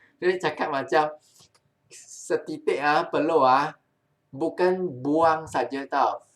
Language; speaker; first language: Malay; non-native, local second language; Chinese